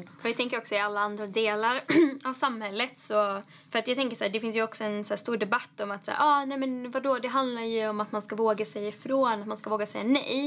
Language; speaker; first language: Swedish; native; Swedish